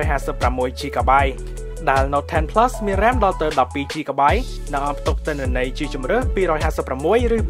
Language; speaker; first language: Khmer; native; Khmer